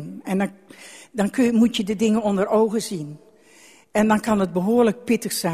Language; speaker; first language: Dutch; native; Dutch